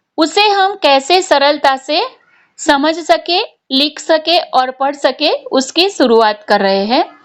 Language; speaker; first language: Hindi; non-native, local second language; Gujarati